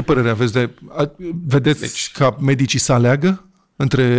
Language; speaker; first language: Romanian; native; Romanian